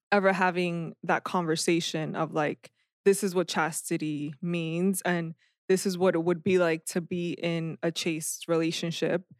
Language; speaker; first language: English; native; English